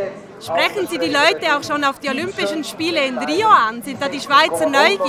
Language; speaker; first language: German; native; German